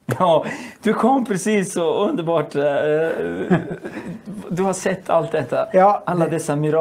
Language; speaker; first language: Swedish; non-native, fluent; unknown